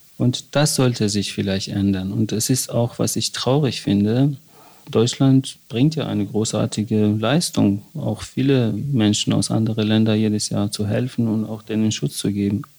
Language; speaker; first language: German; non-native, fluent; Persian